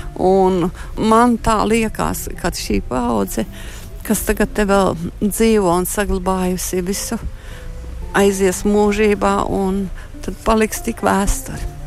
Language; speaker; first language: Latvian; early bilingual, heritage; Latvian